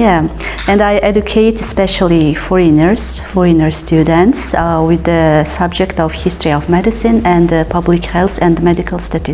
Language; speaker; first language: English; non-native, fluent; Uzbek